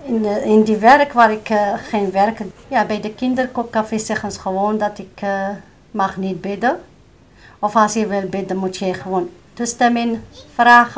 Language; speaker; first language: Dutch; non-native, learner; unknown